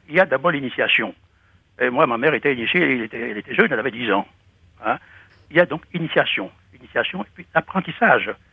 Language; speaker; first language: French; non-native, local second language; Fon